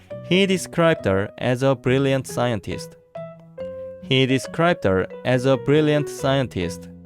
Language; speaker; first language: English; non-native, fluent; Korean